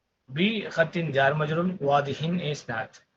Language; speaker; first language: Arabic; non-native, fluent; Tamil